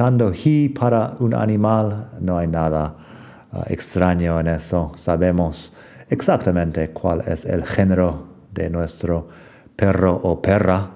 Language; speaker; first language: Spanish; non-native, fluent; English